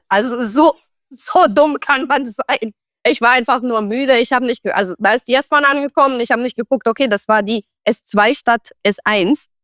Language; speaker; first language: German; non-native, fluent; Romanian